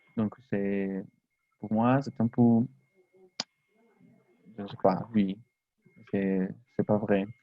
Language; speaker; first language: French; non-native, learner; Spanish